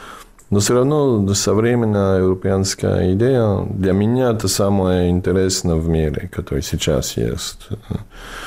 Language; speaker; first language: Russian; non-native, fluent; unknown